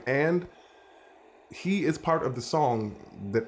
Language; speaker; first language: English; native; English